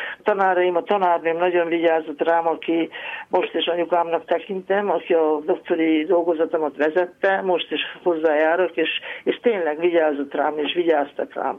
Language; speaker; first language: Hungarian; native; Hungarian